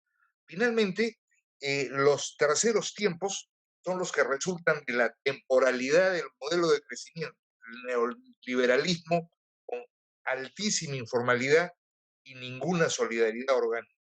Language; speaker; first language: Spanish; native; Spanish